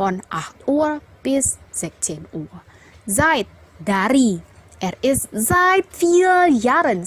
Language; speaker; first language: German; non-native, fluent; Indonesian